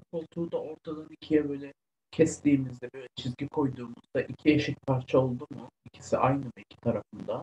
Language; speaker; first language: Turkish; native; Turkish